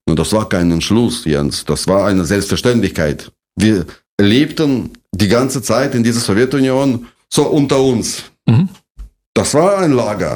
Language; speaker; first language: German; non-native, fluent; Russian